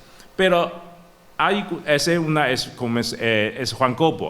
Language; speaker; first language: Spanish; non-native, learner; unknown